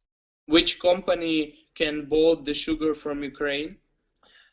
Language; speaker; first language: English; non-native, learner; Ukrainian